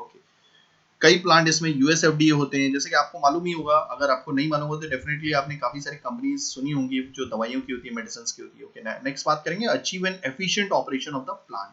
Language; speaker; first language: Hindi; native; Hindi